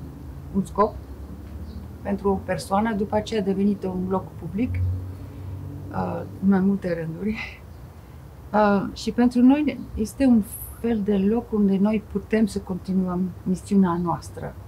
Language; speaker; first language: Romanian; non-native, fluent; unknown